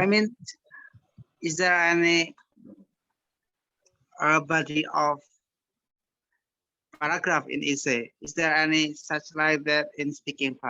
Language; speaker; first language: English; non-native, learner; Indonesian